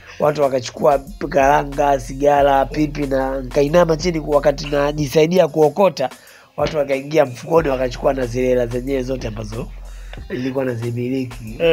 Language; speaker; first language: Swahili; native; Swahili